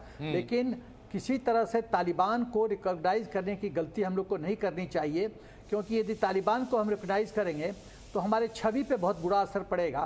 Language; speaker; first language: Hindi; native; Hindi